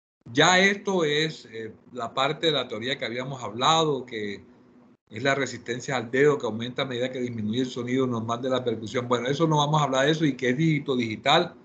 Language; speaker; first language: Spanish; native; Spanish